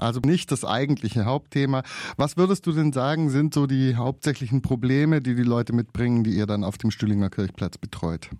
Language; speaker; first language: German; native; German